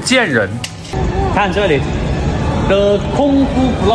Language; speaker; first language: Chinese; native; Chinese